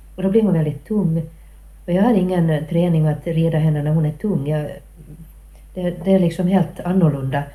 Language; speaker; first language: Swedish; native; Swedish